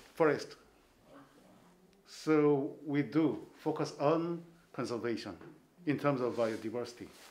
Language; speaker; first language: English; non-native, fluent; Korean